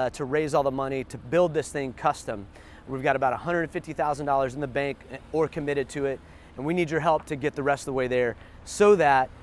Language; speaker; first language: English; native; English